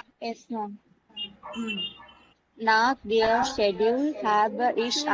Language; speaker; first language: German; non-native, learner; Tamil